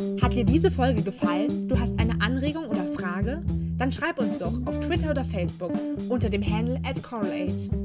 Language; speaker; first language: German; native; German